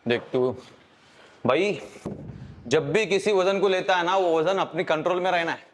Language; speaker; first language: Hindi; non-native, local second language; Telugu